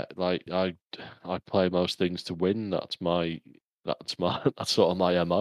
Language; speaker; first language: English; native; English